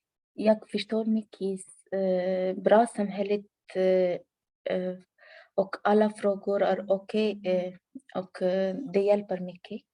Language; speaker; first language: Swedish; non-native, learner; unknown